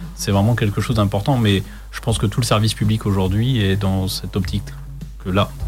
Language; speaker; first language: French; native; French